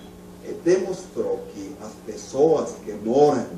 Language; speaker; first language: Portuguese; non-native, learner; Spanish